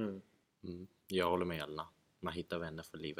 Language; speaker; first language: Swedish; non-native, fluent; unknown